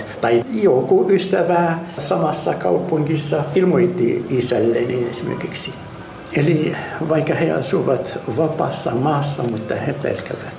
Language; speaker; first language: Finnish; non-native, learner; Arabic